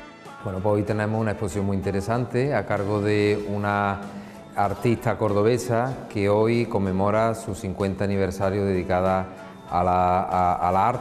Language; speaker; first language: Spanish; native; Spanish